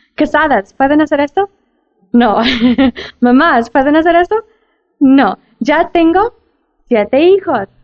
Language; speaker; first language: Spanish; non-native, fluent; English